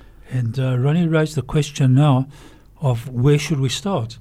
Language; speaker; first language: English; native; English